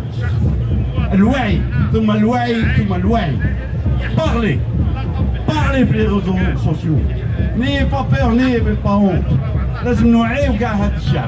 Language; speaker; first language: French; non-native, local second language; Arabic